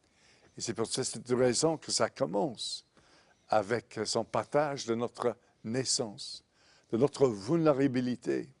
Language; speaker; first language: French; non-native, fluent; English